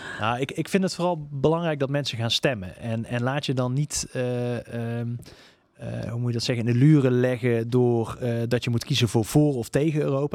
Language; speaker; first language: Dutch; native; Dutch